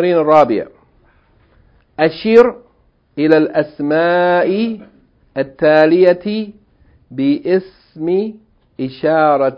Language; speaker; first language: Arabic; non-native, fluent; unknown